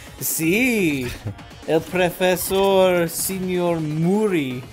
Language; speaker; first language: Spanish; non-native, learner; English